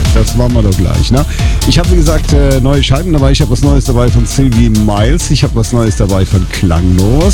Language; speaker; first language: German; native; German